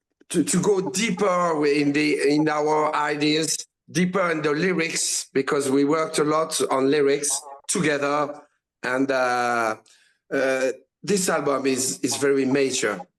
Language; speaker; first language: English; non-native, learner; French